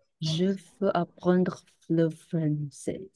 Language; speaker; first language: French; non-native, learner; Indonesian